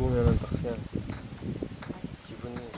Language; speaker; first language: Korean; native; Korean